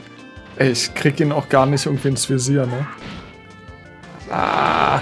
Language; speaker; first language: German; native; German